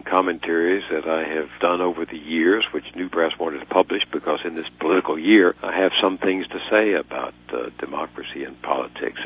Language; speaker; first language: English; native; English